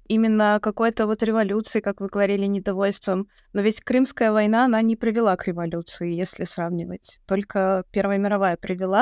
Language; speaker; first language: Russian; native; Russian